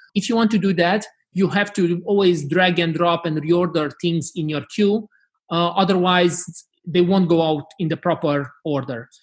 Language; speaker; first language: English; non-native, fluent; Romanian